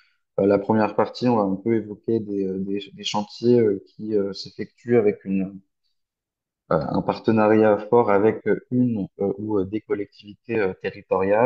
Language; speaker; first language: French; native; French